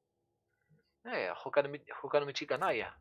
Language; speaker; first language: Japanese; non-native, learner; French